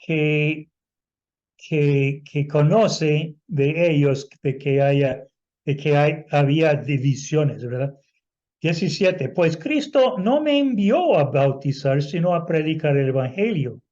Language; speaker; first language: Spanish; non-native, fluent; English